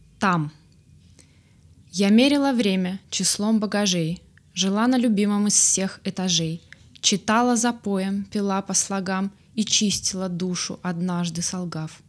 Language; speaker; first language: Russian; native; Russian